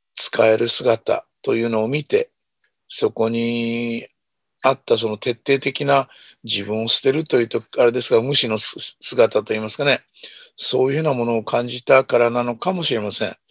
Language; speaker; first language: Japanese; native; Japanese